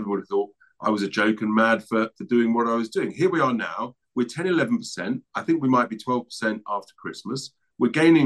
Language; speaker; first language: English; native; English